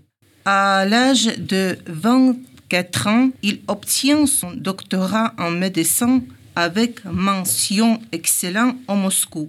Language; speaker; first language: French; non-native, learner; Ingush